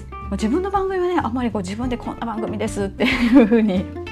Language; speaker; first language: Japanese; native; Japanese